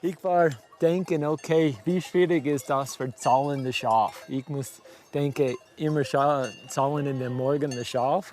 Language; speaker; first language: German; non-native, learner; English